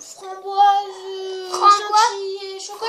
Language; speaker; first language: French; native; French